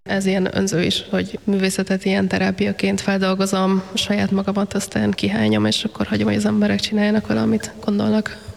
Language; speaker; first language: Hungarian; native; Hungarian